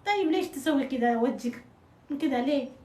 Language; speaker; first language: Arabic; non-native, fluent; Amharic